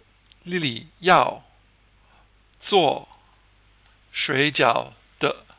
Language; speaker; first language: Chinese; non-native, fluent; English